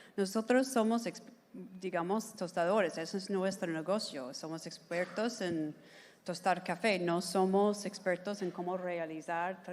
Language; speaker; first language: Spanish; non-native, fluent; English